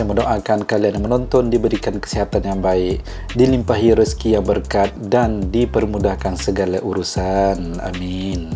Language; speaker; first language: Indonesian; non-native, local second language; Malay